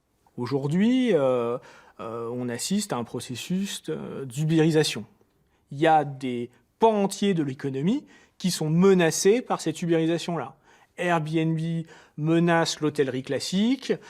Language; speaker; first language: French; native; French